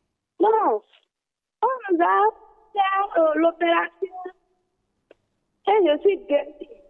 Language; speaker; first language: French; non-native, learner; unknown